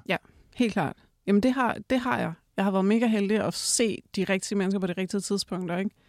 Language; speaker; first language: Danish; native; Danish